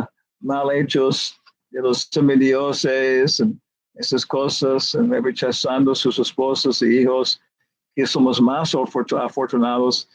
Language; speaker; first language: Spanish; non-native, fluent; English